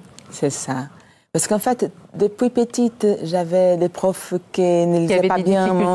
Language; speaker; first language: French; non-native, fluent; Portuguese